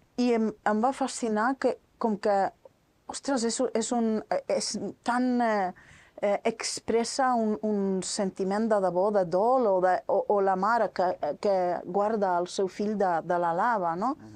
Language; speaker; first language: Catalan; non-native, fluent; Norwegian